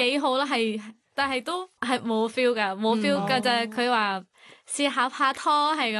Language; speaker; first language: Cantonese; non-native, fluent; Thai